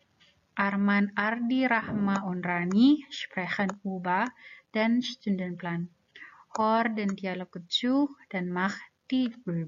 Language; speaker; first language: German; non-native, learner; Indonesian